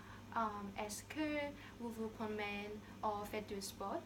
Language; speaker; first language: French; non-native, learner; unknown